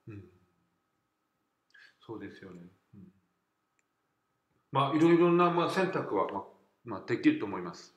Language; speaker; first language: Japanese; non-native, fluent; Korean